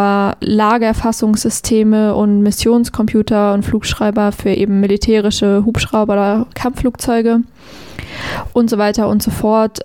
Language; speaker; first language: German; native; German